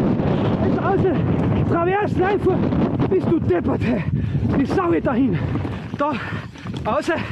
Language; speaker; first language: German; native; German